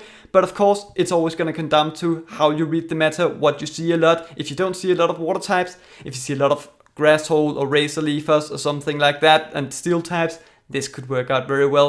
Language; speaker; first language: English; native; English